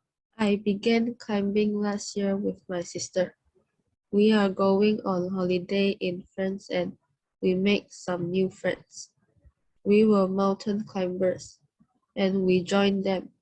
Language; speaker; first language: English; non-native, learner; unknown